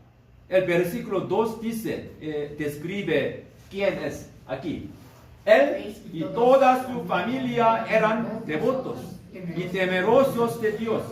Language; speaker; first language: Spanish; non-native, learner; Korean